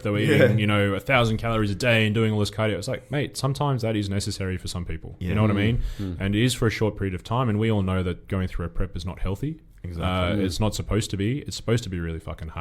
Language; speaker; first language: English; native; English